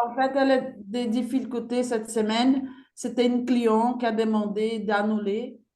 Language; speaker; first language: French; non-native, fluent; Portuguese